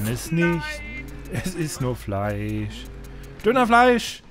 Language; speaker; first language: German; native; German